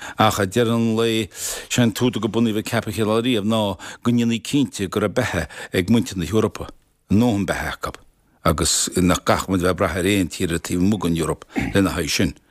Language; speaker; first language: Irish; native; Irish